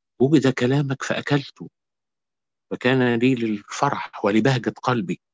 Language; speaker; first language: Arabic; native; Arabic